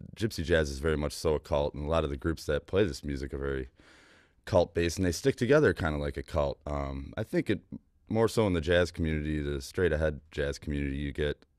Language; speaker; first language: English; native; English